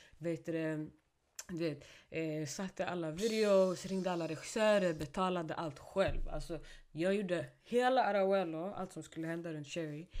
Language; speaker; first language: Swedish; early bilingual, other home language; Somali